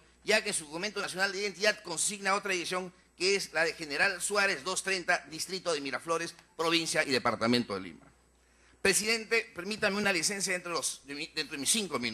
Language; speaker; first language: Spanish; native; Spanish